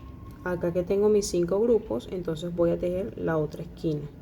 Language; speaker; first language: Spanish; native; Spanish